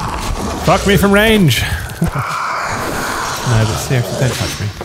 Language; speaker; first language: English; native; English